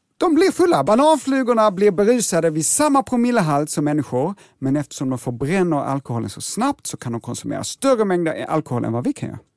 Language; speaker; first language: Swedish; native; Swedish